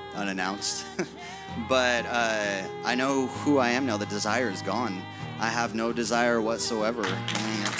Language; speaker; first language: English; native; English